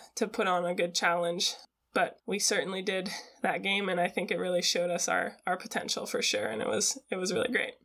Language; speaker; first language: English; native; English